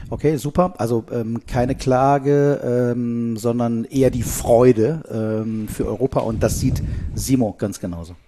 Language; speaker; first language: German; native; German